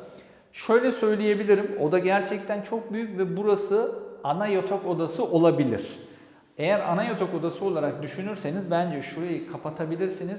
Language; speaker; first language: Turkish; native; Turkish